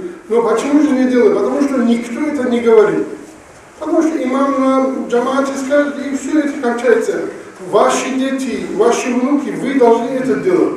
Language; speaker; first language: Russian; non-native, local second language; Avaric